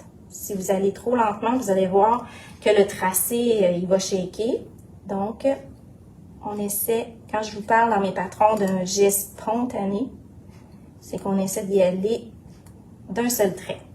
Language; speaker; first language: French; native; French